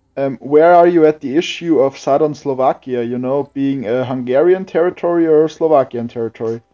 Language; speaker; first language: English; non-native, fluent; German